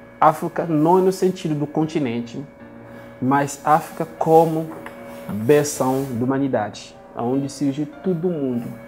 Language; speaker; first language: Portuguese; non-native, learner; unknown